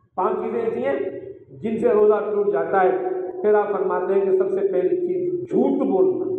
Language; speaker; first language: Urdu; non-native, local second language; Sindhi